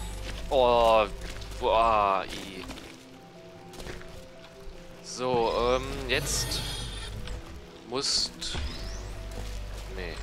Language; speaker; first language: German; native; German